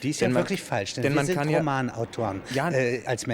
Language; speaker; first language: German; native; German